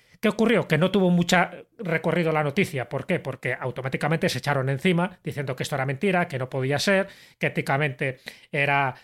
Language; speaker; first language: Spanish; native; Spanish